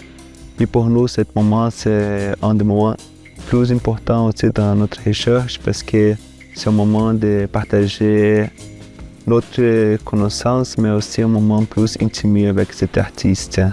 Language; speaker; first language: French; non-native, fluent; Portuguese